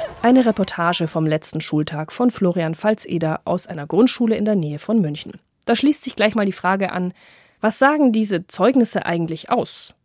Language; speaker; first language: German; native; German